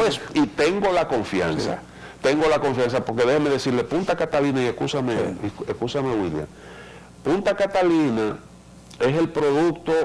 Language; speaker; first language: Spanish; native; Spanish